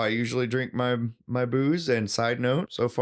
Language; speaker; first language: English; native; English